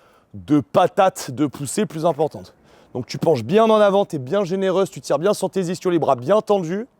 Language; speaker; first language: French; native; French